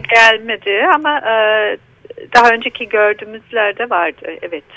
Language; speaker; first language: Turkish; non-native, learner; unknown